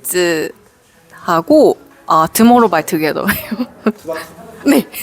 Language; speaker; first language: Korean; non-native, learner; Japanese